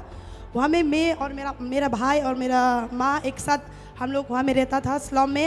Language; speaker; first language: Hindi; non-native, local second language; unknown